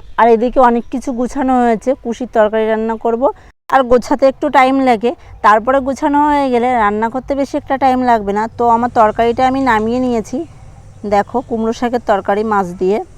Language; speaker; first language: Bangla; native; Bangla